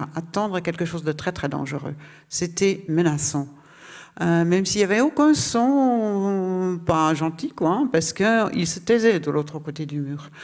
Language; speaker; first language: French; non-native, fluent; German